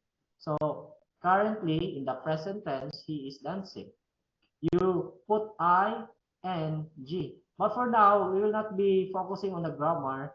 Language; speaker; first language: English; non-native, fluent; Filipino